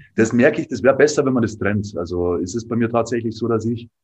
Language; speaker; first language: German; native; German